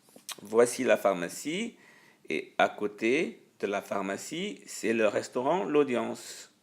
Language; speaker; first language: French; non-native, fluent; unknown